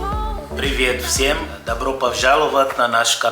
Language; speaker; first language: Russian; non-native, fluent; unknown